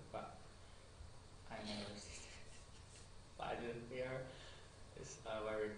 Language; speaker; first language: English; non-native, learner; Chinese